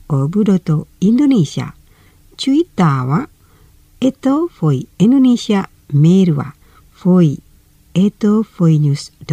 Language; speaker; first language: Japanese; non-native, fluent; Indonesian